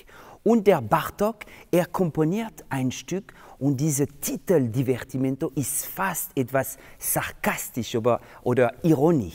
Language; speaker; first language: German; non-native, fluent; French